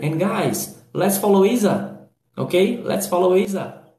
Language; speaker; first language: English; non-native, fluent; Portuguese